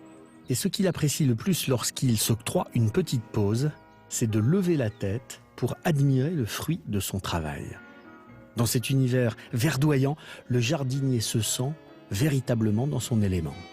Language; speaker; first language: French; native; French